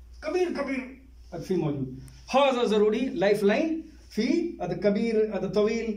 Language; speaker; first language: Arabic; non-native, learner; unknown